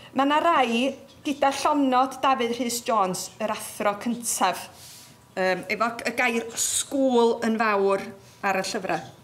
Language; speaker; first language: Welsh; native; Welsh